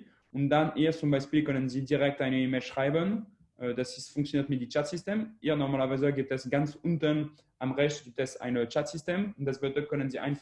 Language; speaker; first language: German; non-native, learner; French